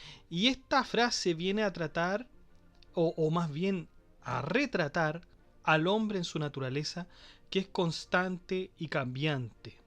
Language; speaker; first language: Spanish; native; Spanish